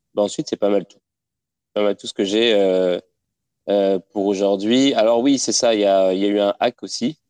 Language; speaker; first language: French; native; French